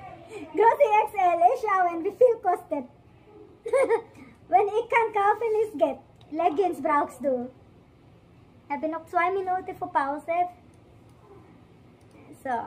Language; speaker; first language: German; non-native, learner; Filipino